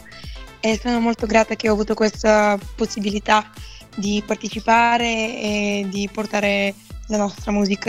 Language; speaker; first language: Italian; non-native, fluent; Bulgarian